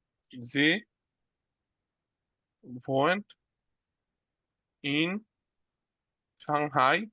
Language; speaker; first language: German; non-native, learner; Bangla